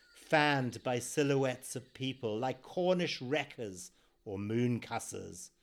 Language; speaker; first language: English; native; English